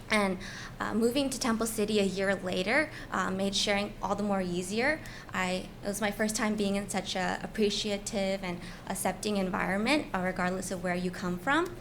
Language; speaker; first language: English; native; English